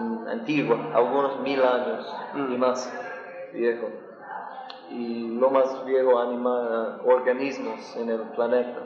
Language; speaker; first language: Spanish; non-native, learner; English